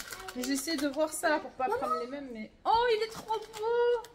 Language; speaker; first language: French; native; French